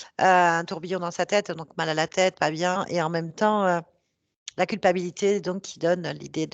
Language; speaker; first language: French; native; French